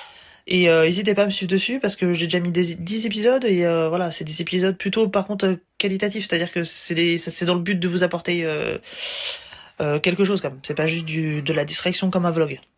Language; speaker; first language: French; native; French